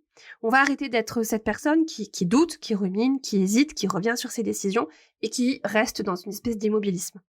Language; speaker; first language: French; native; French